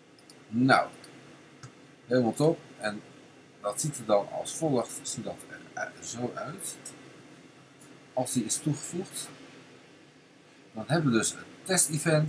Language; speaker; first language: Dutch; native; Dutch